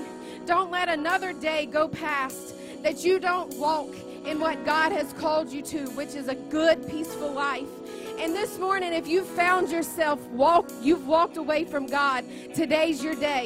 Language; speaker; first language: English; native; English